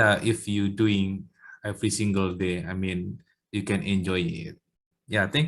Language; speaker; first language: English; non-native, learner; Indonesian